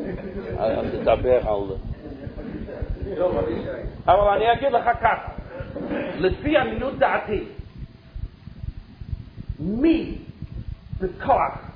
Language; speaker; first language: Hebrew; non-native, fluent; English